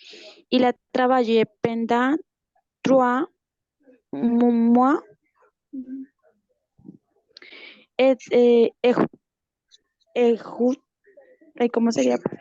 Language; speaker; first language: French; non-native, learner; Spanish